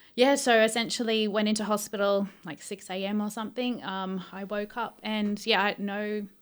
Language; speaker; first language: English; native; English